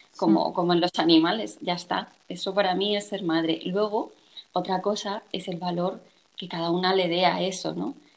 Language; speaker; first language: Spanish; native; Spanish